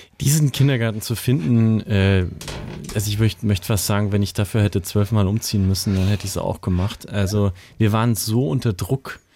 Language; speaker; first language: German; native; German